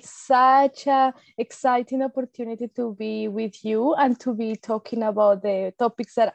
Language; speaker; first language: English; non-native, fluent; Spanish